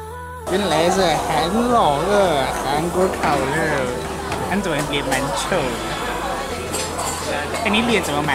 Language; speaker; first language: Chinese; native; Chinese